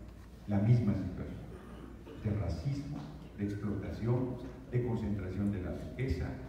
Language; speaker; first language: Spanish; native; Spanish